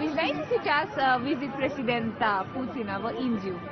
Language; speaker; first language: Russian; non-native, learner; Hindi